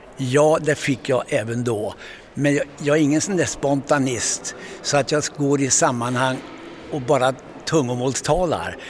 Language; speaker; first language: Swedish; native; Swedish